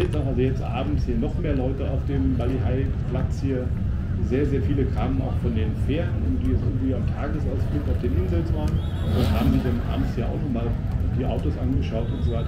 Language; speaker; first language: German; native; German